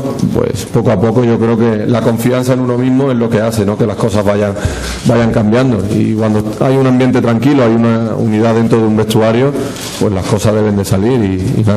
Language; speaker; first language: Spanish; native; Spanish